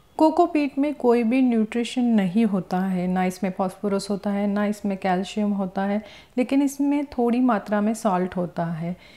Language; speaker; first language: Hindi; non-native, local second language; Marathi